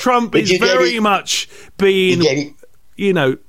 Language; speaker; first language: English; native; English